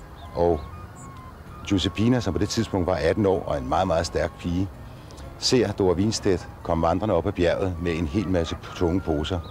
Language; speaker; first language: Danish; native; Danish